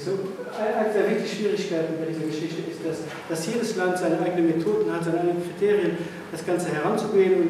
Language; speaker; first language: German; non-native, local second language; Luxembourgish